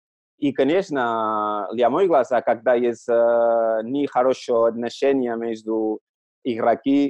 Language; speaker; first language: Russian; non-native, learner; Catalan